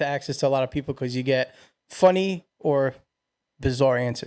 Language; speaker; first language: English; native; English